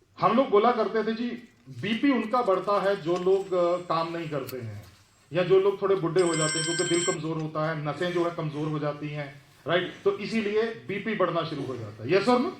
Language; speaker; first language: Hindi; non-native, local second language; Punjabi